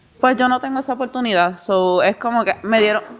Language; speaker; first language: Spanish; non-native, learner; English